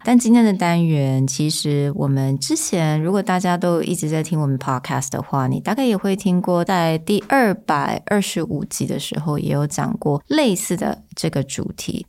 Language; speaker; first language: Chinese; native; Chinese